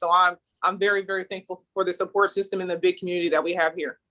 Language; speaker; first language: English; native; English